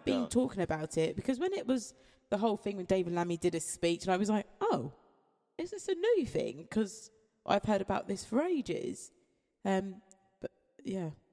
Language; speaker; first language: English; native; English